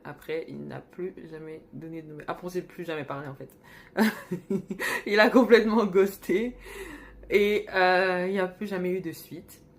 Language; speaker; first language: French; native; French